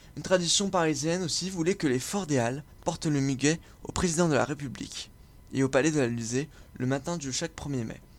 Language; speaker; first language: French; native; French